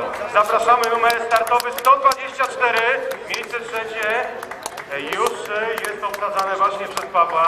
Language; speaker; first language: Polish; native; Polish